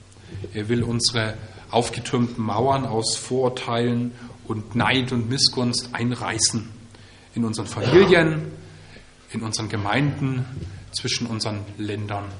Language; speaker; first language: German; native; German